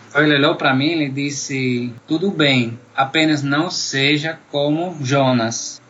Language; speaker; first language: Portuguese; non-native, fluent; Dutch